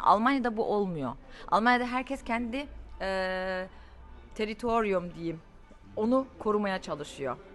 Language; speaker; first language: Turkish; early bilingual, heritage; Turkish